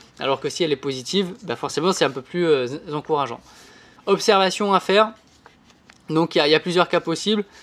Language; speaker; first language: French; native; French